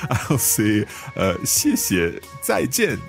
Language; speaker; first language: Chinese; non-native, learner; English